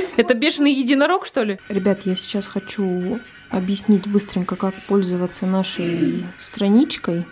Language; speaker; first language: Russian; native; Russian